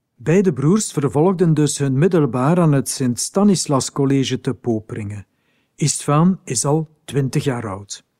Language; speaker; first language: Dutch; native; Dutch